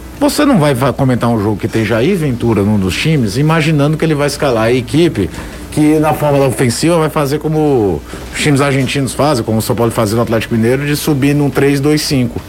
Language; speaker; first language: Portuguese; native; Portuguese